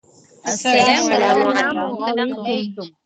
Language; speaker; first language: Arabic; non-native, learner; Tamil